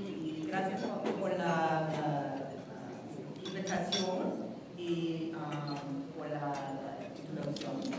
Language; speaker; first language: Spanish; non-native, fluent; English